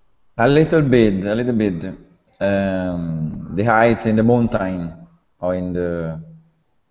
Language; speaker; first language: English; non-native, learner; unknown